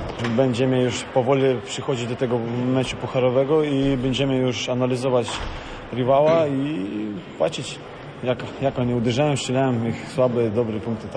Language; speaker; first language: Polish; non-native, fluent; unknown